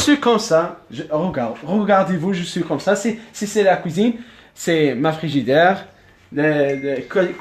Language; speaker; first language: French; non-native, learner; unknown